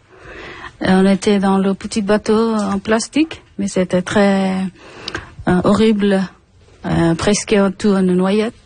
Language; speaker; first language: French; non-native, learner; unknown